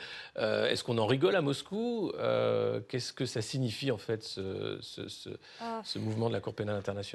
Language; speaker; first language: French; native; French